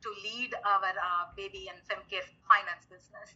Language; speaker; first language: English; non-native, local second language; Tamil